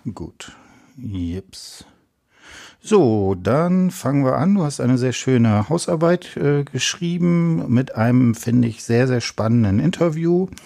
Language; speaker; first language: German; native; German